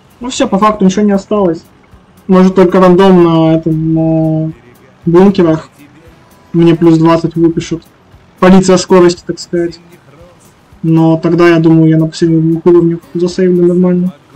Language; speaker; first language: Russian; native; Russian